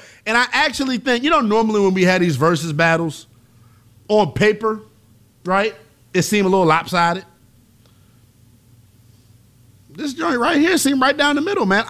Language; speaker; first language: English; native; English